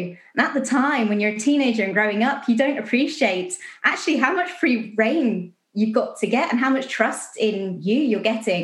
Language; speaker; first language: English; native; English